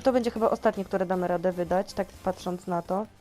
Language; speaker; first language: Polish; native; Polish